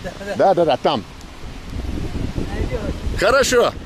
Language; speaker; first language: Russian; non-native, learner; English